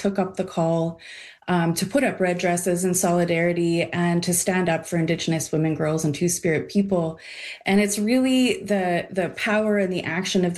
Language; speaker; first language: English; native; English